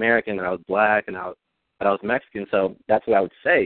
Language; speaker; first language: English; early bilingual, other home language; Spanish